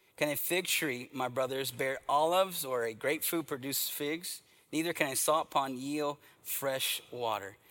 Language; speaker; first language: English; native; English